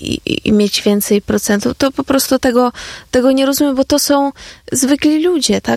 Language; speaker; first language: Polish; non-native, fluent; Ukrainian